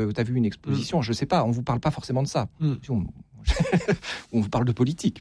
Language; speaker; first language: French; native; French